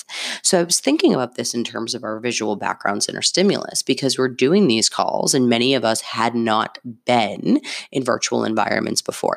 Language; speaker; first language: English; native; English